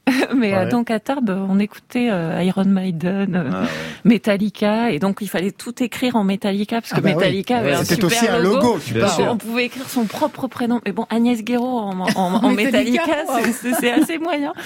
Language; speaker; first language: French; native; French